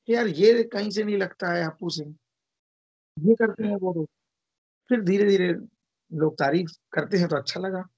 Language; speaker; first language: Hindi; native; Hindi